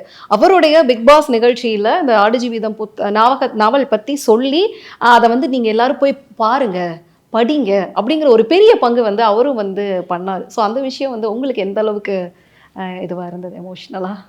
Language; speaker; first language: Tamil; native; Tamil